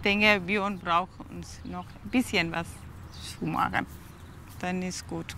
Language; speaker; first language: German; non-native, learner; Tamil